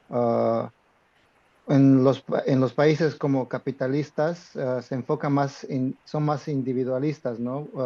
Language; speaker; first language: Spanish; non-native, fluent; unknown